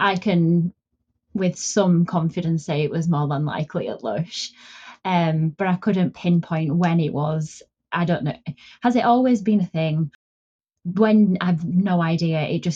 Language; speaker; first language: English; native; English